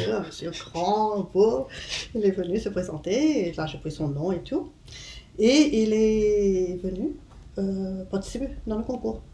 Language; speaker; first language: French; non-native, fluent; English